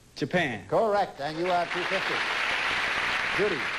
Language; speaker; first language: English; native; English